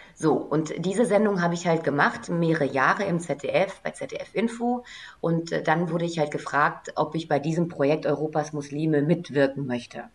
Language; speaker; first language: German; native; German